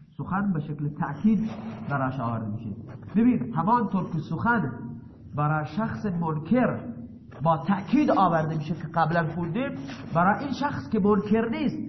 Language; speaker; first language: Persian; non-native, local second language; Baluchi